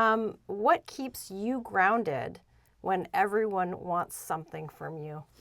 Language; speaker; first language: English; native; English